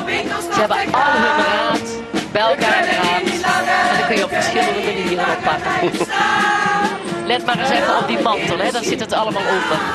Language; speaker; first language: Dutch; native; Dutch